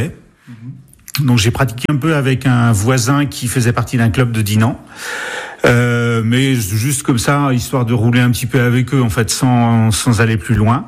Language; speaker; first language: French; native; French